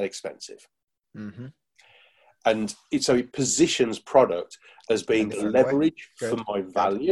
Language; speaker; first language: English; native; English